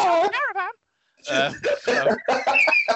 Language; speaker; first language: English; native; English